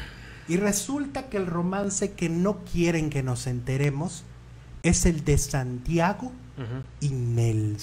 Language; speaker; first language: Spanish; native; Spanish